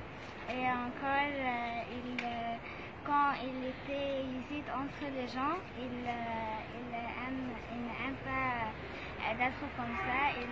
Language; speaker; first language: French; non-native, learner; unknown